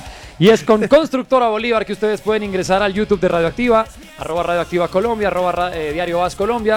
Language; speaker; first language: Spanish; native; Spanish